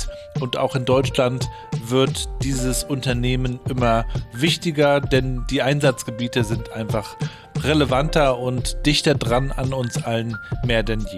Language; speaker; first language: German; native; German